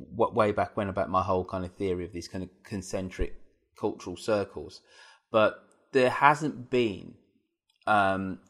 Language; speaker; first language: English; native; English